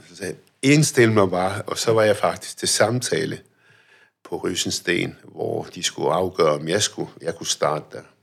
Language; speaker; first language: Danish; early bilingual, other home language; Arabic